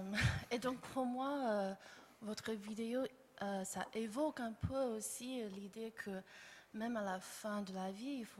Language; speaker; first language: French; non-native, fluent; English